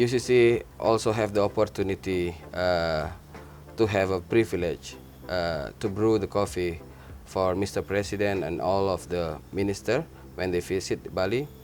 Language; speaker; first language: English; non-native, learner; Indonesian